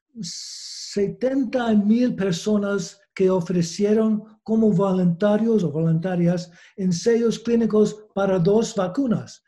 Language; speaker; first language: Spanish; non-native, learner; English